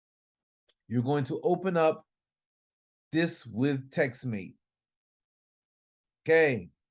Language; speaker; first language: English; native; English